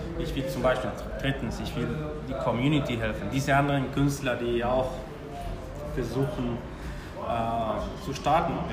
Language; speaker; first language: German; non-native, fluent; Spanish